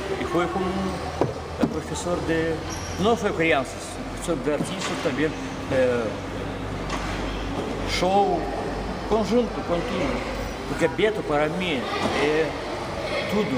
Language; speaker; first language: Portuguese; non-native, learner; Russian